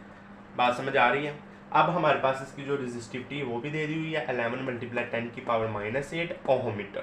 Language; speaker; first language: Hindi; non-native, local second language; Punjabi